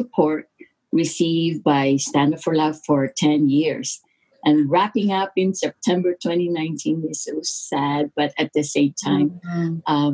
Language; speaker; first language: English; non-native, local second language; Filipino